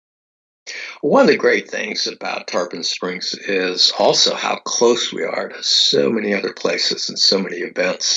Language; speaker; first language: English; native; English